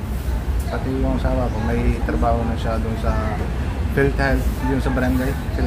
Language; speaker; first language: Filipino; non-native, learner; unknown